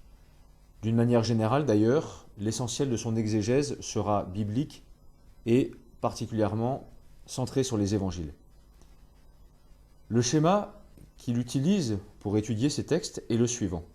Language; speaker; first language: French; native; French